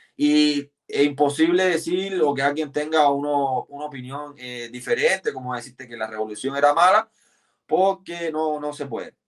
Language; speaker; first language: Spanish; native; Spanish